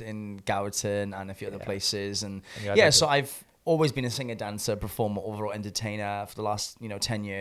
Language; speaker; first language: English; native; English